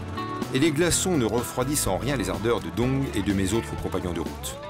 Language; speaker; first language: French; native; French